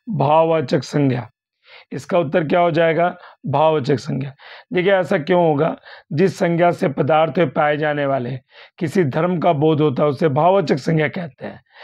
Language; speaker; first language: Hindi; native; Hindi